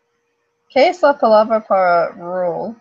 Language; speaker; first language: Spanish; non-native, learner; English